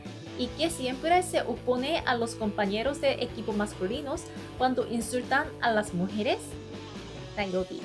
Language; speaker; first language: Spanish; non-native, fluent; Korean